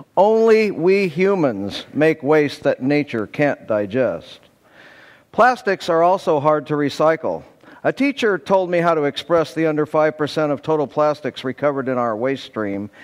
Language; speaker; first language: English; native; English